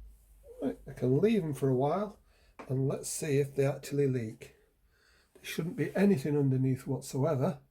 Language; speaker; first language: English; native; English